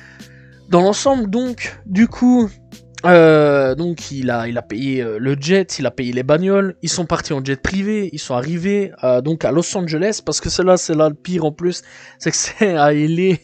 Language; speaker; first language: French; native; French